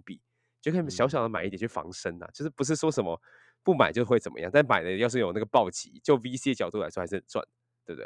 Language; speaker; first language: Chinese; native; Chinese